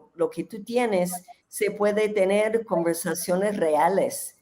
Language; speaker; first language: Spanish; non-native, fluent; English